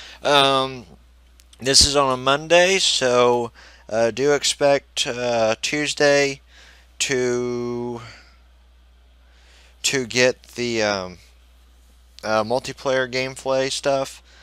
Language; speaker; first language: English; native; English